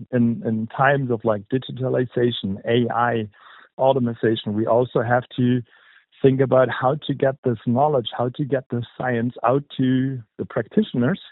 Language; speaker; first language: English; non-native, fluent; German